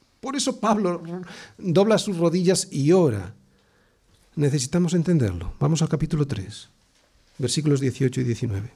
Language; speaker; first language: Spanish; native; Spanish